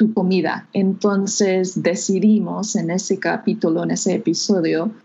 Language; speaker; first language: Spanish; non-native, fluent; English